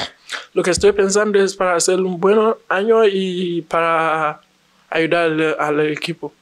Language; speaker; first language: Spanish; non-native, learner; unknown